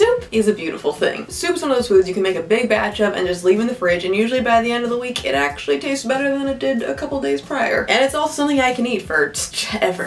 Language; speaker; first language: English; native; English